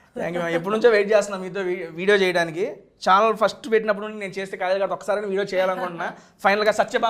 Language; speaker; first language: Telugu; native; Telugu